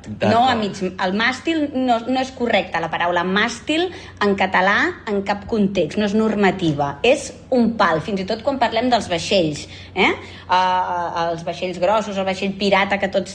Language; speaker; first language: Catalan; native; Catalan